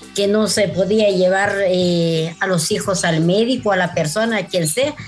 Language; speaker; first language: Spanish; non-native, local second language; Kʼicheʼ